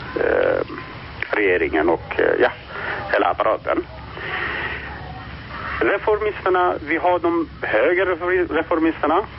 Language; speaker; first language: Swedish; non-native, fluent; Persian